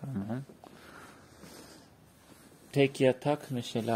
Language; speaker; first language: Turkish; non-native, fluent; Russian